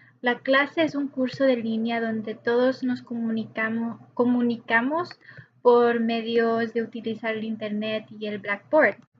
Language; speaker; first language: Spanish; early bilingual, heritage; Spanish